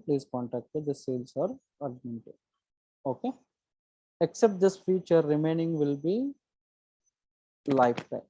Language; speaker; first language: English; non-native, local second language; Telugu